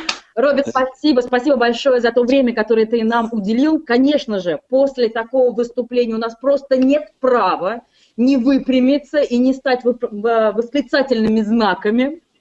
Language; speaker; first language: Russian; native; Russian